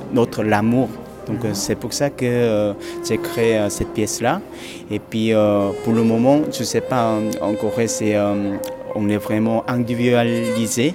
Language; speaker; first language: French; non-native, fluent; Korean